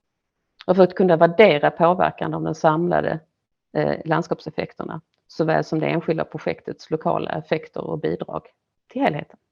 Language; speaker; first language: Swedish; native; Swedish